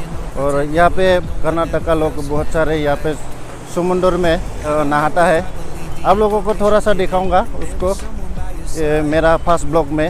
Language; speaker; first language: Hindi; non-native, local second language; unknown